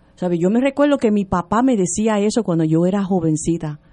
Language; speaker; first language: Spanish; early bilingual, heritage; Spanish